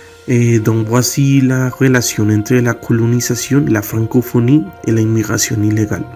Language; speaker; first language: French; non-native, learner; Spanish